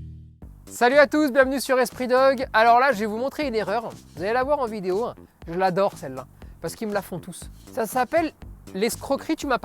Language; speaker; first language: French; native; French